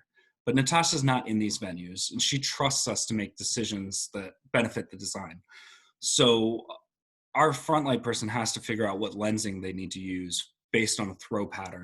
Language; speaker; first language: English; native; English